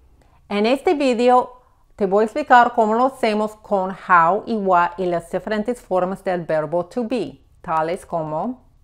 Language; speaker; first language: Spanish; non-native, fluent; English